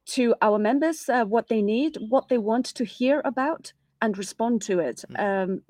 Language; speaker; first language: English; non-native, local second language; Cantonese